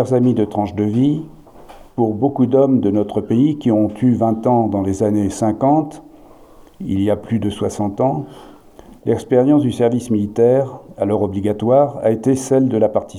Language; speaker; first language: French; native; French